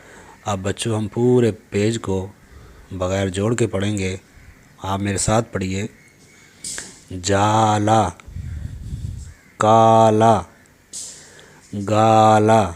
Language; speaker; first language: Urdu; native; Urdu